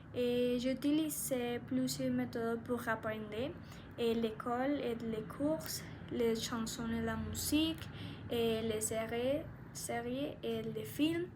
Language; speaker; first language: French; non-native, learner; Spanish